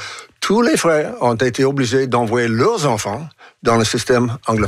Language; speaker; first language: French; non-native, local second language; English